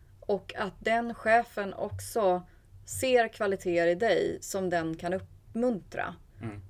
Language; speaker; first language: Swedish; early bilingual, other home language; Persian